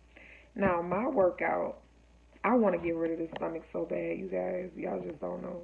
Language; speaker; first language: English; native; English